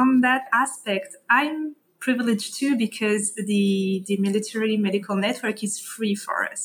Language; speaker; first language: English; non-native, fluent; French